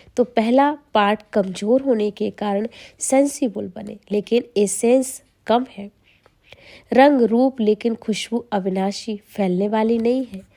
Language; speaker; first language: Hindi; native; Hindi